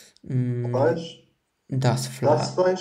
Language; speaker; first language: German; non-native, learner; Croatian